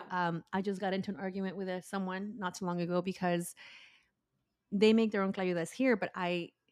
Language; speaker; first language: English; early bilingual, other home language; Spanish